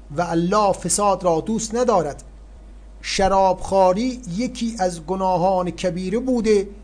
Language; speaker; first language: Persian; native; Persian